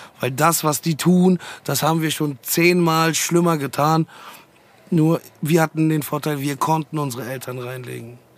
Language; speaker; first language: German; early bilingual, other home language; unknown